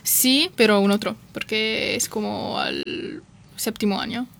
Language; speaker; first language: Spanish; non-native, learner; Italian